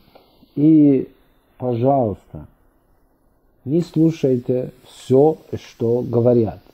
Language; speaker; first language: Russian; non-native, fluent; Persian